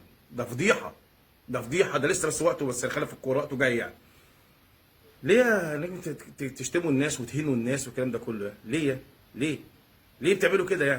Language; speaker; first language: Arabic; native; Arabic